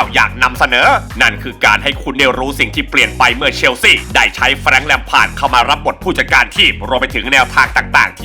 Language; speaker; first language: Thai; native; Thai